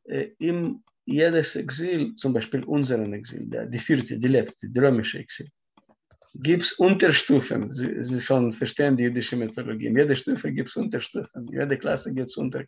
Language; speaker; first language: German; non-native, fluent; Russian